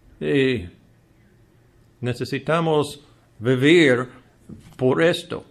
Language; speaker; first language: Spanish; non-native, learner; English